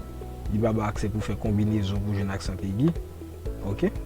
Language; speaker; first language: French; non-native, local second language; Haitian Creole